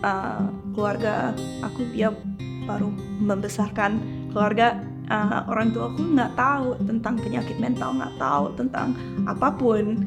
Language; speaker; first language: Indonesian; early bilingual, heritage; English